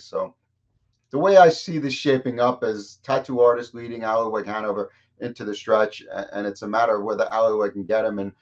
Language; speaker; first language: English; native; English